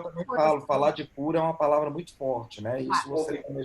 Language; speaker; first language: Portuguese; native; Portuguese